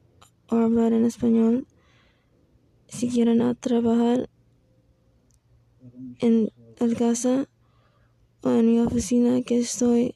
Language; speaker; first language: Spanish; non-native, learner; English